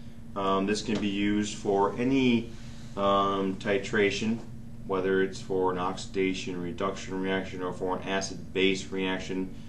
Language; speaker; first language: English; native; English